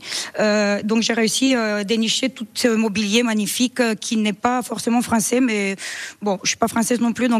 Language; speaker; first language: French; non-native, fluent; Romanian